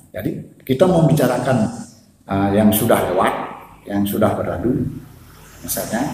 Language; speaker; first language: Indonesian; non-native, local second language; Balinese